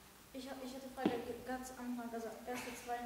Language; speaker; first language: German; non-native, learner; Armenian